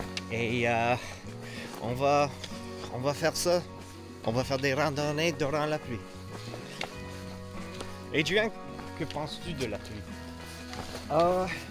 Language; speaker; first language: French; non-native, learner; English